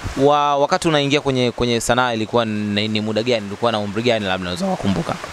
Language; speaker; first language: Swahili; native; Swahili